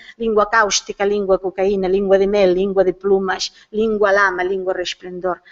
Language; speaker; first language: Portuguese; non-native, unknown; Galician